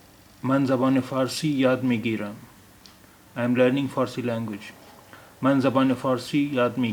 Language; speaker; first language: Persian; non-native, fluent; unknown